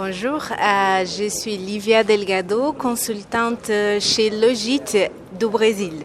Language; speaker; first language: French; non-native, fluent; Portuguese